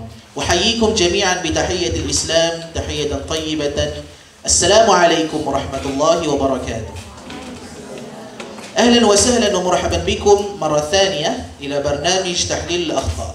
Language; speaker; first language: Arabic; non-native, fluent; Malay